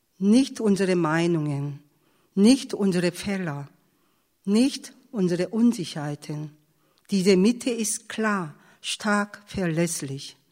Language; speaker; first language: German; non-native, fluent; Korean